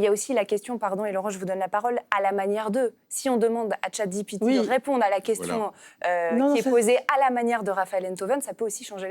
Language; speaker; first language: French; native; French